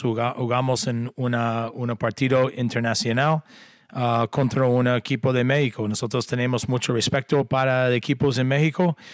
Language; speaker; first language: Spanish; non-native, learner; English